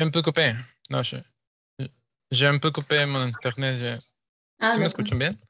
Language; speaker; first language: French; non-native, learner; Spanish